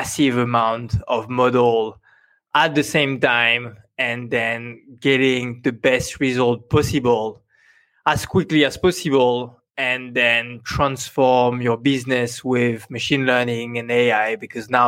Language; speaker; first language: English; non-native, fluent; French